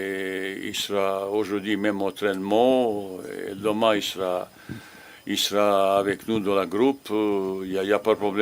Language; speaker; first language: French; non-native, learner; Bosnian